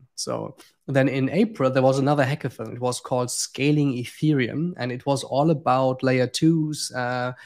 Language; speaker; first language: English; non-native, fluent; German